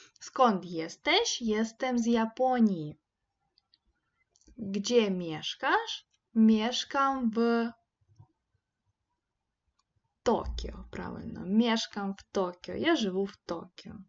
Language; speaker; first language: Polish; non-native, fluent; Ukrainian